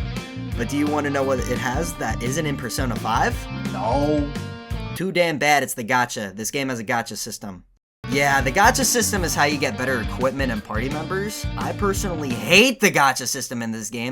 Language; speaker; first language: English; native; English